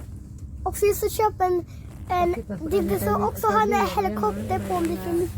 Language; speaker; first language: Swedish; early bilingual, other home language; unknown